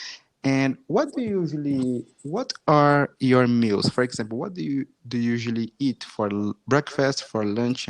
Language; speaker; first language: English; non-native, fluent; Portuguese